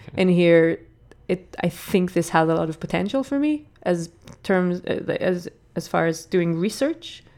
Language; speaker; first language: English; non-native, fluent; Hebrew